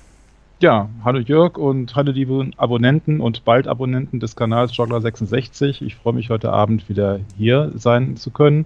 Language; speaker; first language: German; native; German